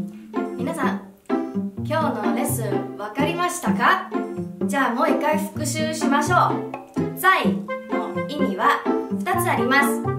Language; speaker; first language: Japanese; non-native, fluent; Chinese